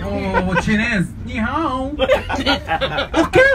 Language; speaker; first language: Portuguese; non-native, learner; Arabic